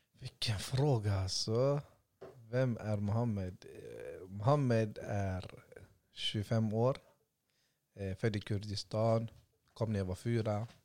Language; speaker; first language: Swedish; early bilingual, other home language; Kurdish